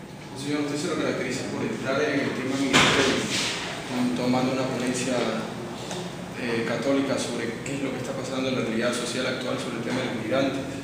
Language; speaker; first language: Spanish; native; Spanish